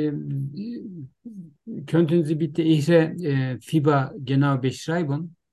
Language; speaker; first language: German; non-native, learner; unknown